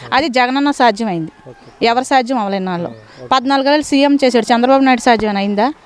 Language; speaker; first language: Telugu; native; Telugu